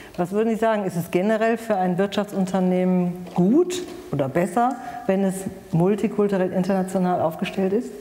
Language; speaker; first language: German; native; German